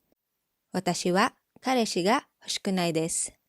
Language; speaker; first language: Japanese; non-native, fluent; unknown